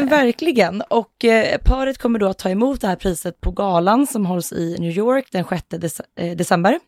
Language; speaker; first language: Swedish; native; Swedish